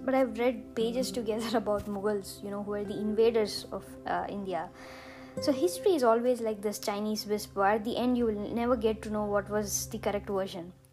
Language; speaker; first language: English; non-native, local second language; Tamil